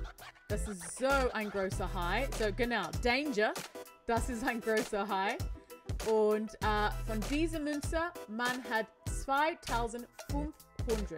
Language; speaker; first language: German; non-native, learner; English